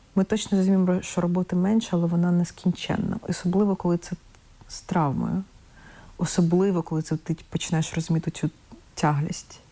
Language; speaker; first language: Ukrainian; non-native, local second language; Russian